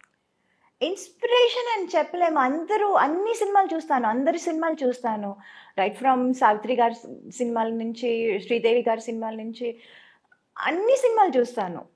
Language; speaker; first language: Telugu; non-native, local second language; Tamil